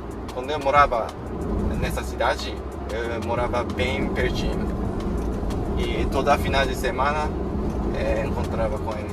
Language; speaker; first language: Portuguese; non-native, learner; Japanese